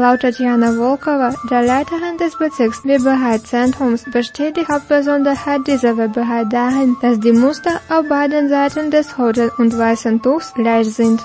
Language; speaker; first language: German; non-native, fluent; Russian